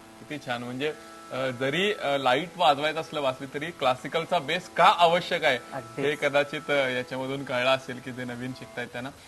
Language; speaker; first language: Marathi; native; Marathi